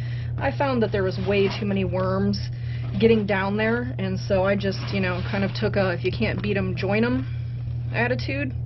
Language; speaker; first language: English; native; English